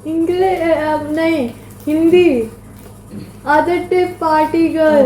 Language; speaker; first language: Malayalam; early bilingual, heritage; Malayalam